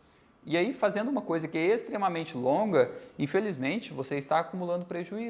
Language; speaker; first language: Portuguese; native; Portuguese